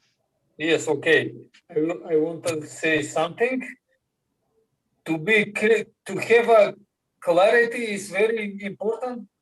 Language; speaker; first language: English; non-native, learner; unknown